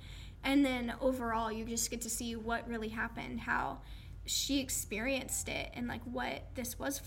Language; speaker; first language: English; native; English